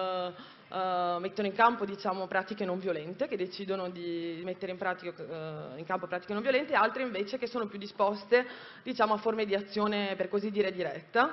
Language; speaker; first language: Italian; native; Italian